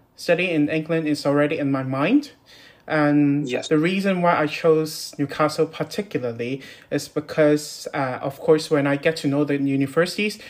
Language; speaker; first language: English; non-native, local second language; Cantonese